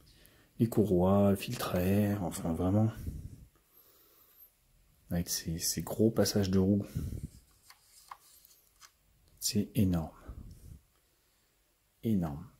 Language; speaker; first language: French; native; French